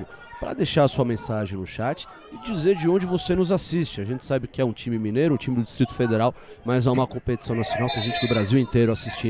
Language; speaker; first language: Portuguese; native; Portuguese